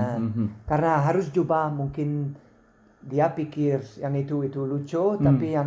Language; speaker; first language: Indonesian; non-native, learner; Dutch